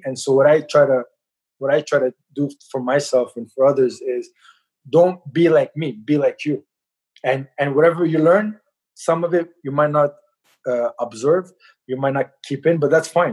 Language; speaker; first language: English; native; English